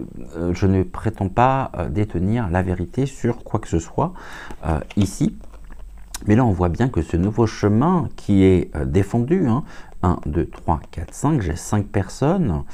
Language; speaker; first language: French; native; French